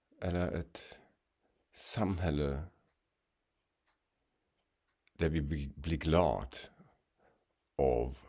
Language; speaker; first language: Swedish; non-native, fluent; German